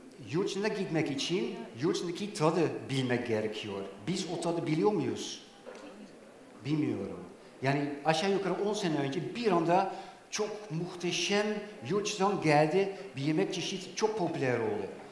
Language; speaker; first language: Turkish; non-native, fluent; Dutch